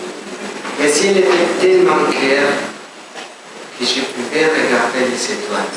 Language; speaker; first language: French; non-native, learner; Spanish